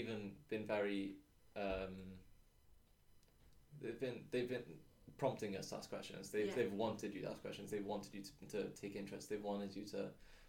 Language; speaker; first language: English; native; English